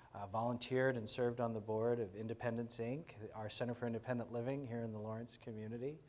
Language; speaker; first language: English; native; English